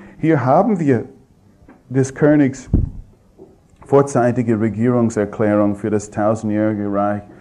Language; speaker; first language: German; non-native, fluent; English